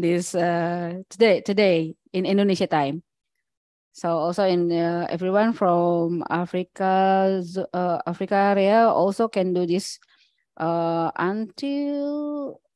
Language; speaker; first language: English; non-native, learner; Indonesian